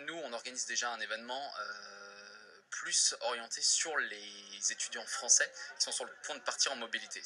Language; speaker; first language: French; native; French